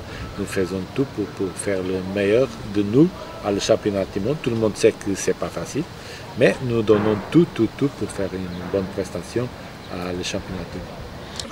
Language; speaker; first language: French; non-native, fluent; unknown